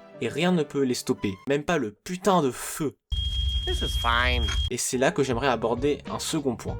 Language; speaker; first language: French; native; French